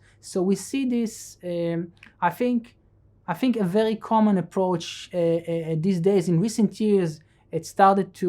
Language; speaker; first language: English; non-native, fluent; Hebrew